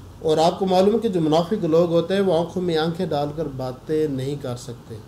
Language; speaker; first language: Urdu; non-native, local second language; Punjabi